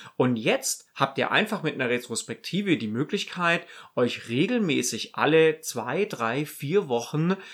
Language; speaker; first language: German; native; German